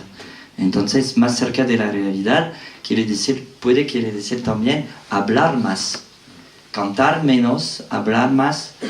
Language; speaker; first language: Spanish; non-native, fluent; French